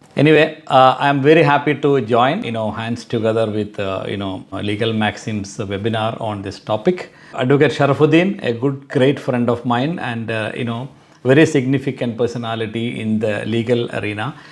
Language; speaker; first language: English; non-native, local second language; Malayalam